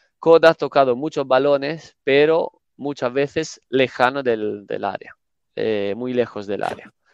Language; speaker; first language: Spanish; non-native, fluent; Italian